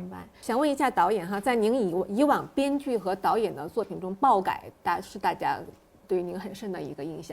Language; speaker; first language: Chinese; native; Chinese